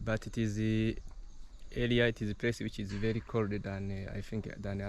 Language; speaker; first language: English; non-native, learner; Rundi